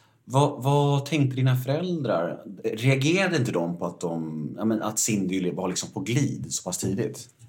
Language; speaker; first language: Swedish; native; Swedish